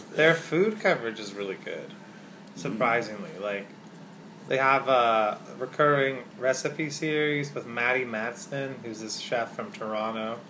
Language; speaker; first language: English; native; English